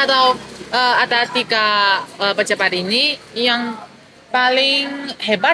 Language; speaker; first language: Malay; non-native, fluent; Chinese